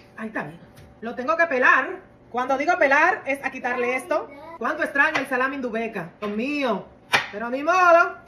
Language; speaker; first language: Spanish; native; Spanish